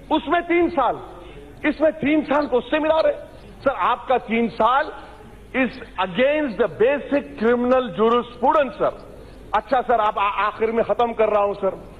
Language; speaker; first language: Hindi; non-native, local second language; Urdu